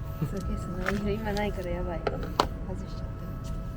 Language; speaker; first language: Japanese; native; Japanese